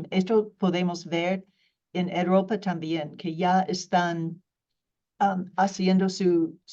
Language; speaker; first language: Spanish; non-native, fluent; English